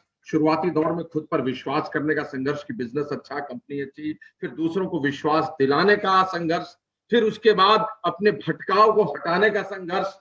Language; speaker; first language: Hindi; native; Hindi